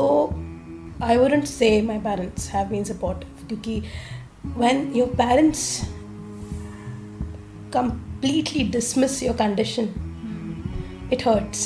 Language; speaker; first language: English; non-native, local second language; Hindi